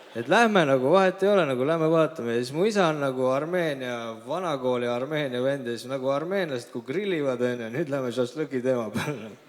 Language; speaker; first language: Estonian; early bilingual, other home language; Armenian